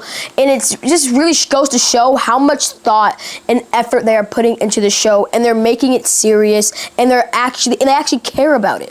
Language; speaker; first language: English; native; English